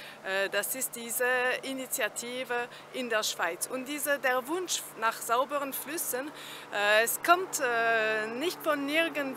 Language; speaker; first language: German; non-native, fluent; French